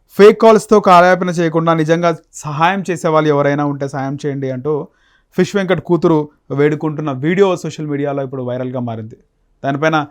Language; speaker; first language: Telugu; native; Telugu